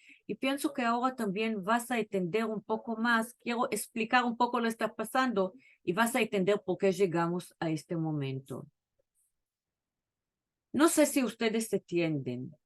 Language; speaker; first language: Spanish; non-native, fluent; Hebrew